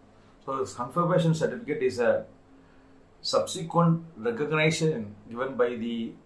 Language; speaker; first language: English; non-native, local second language; Tamil